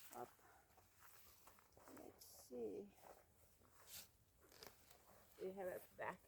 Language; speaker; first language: English; non-native, learner; Finnish